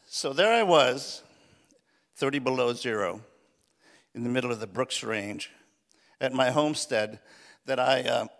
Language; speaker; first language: English; early bilingual, other home language; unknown